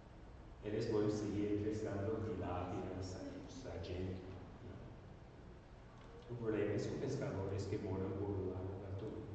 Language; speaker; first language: Portuguese; non-native, learner; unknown